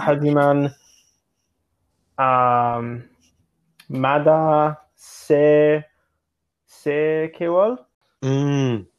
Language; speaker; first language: Korean; non-native, learner; English